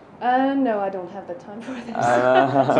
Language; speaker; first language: English; non-native, fluent; French